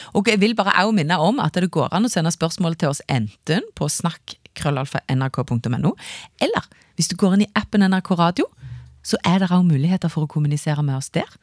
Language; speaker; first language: Norwegian; native; Norwegian